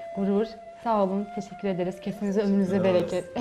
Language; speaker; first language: Turkish; early bilingual, heritage; Uzbek